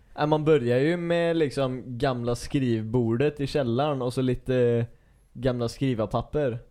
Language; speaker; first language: Swedish; native; Swedish